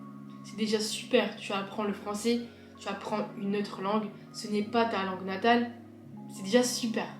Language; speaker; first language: French; native; French